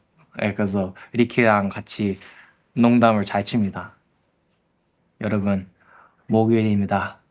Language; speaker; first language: Korean; early bilingual, heritage; English